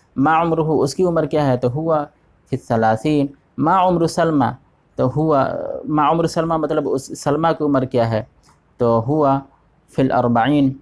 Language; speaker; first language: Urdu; native; Urdu